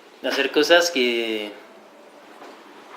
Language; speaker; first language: Spanish; non-native, fluent; French